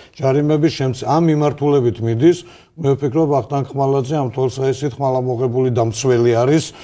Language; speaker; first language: Georgian; native; Georgian